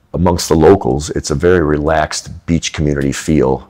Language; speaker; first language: English; native; English